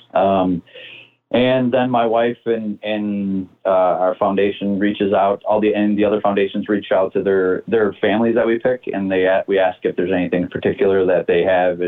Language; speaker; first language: English; native; English